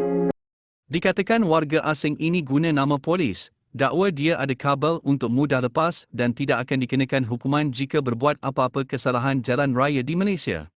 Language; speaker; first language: Malay; native; Malay